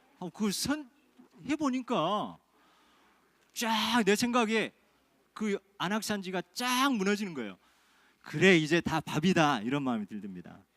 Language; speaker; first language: Korean; native; Korean